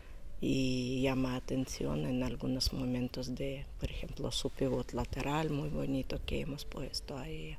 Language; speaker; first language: Spanish; non-native, learner; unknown